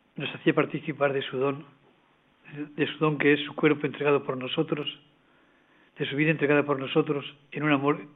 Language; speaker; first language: Spanish; native; Spanish